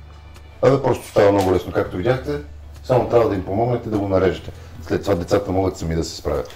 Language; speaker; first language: Bulgarian; native; Bulgarian